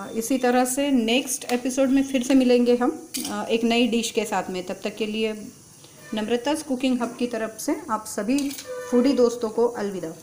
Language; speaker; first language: Hindi; non-native, local second language; Marathi